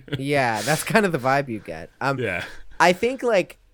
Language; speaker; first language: English; non-native, fluent; Spanish